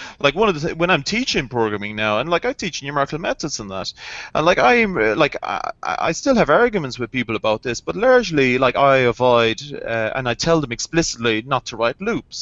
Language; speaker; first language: English; native; English